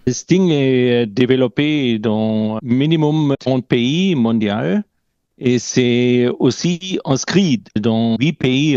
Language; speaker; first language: French; non-native, learner; German